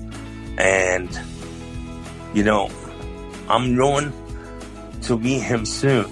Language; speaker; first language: English; non-native, fluent; Arabic